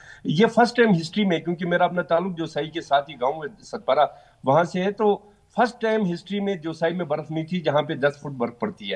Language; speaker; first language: Hindi; non-native, local second language; Balti